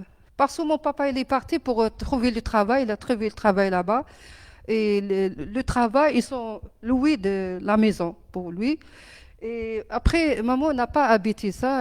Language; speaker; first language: French; non-native, learner; Arabic